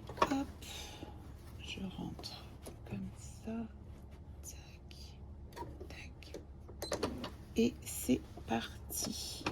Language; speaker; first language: French; native; French